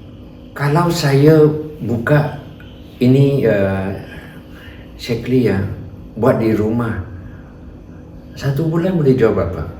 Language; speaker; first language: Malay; non-native, local second language; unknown